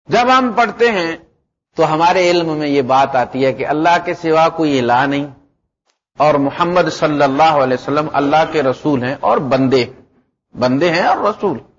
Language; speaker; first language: Urdu; non-native, local second language; Punjabi